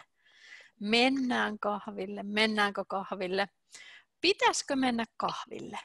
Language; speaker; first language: Finnish; native; Finnish